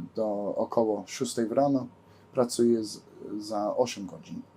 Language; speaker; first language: Polish; non-native, learner; English